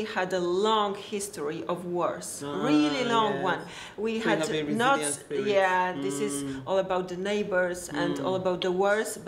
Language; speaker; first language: English; non-native, learner; Polish